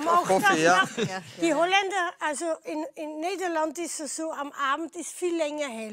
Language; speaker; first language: German; non-native, fluent; Dutch